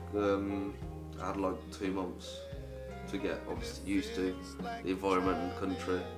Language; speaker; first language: English; early bilingual, other home language; Polish